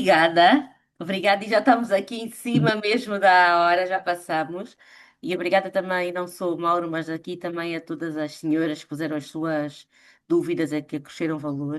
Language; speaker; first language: Portuguese; native; Portuguese